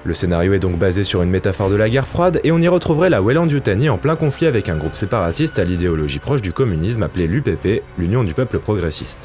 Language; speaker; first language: French; native; French